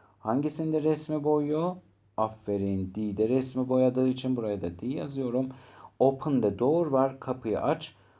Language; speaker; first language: Turkish; native; Turkish